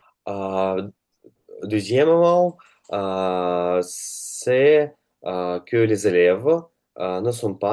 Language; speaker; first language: French; non-native, learner; Russian